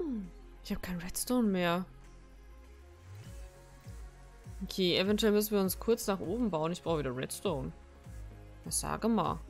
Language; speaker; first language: German; native; German